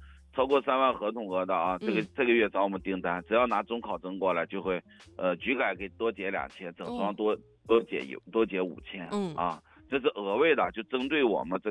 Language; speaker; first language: Chinese; native; Chinese